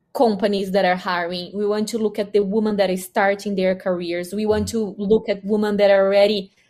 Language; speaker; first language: English; non-native, fluent; Portuguese